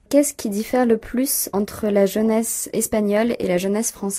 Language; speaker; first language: French; native; French